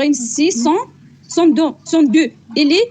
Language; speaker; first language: French; non-native, learner; Arabic